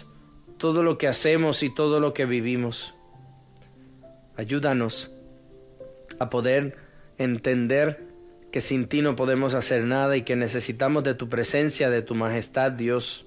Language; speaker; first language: Spanish; native; Spanish